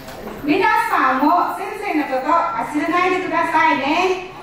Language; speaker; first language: Japanese; non-native, fluent; Nepali